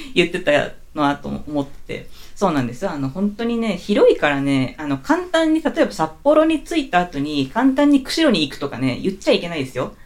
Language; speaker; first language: Japanese; native; Japanese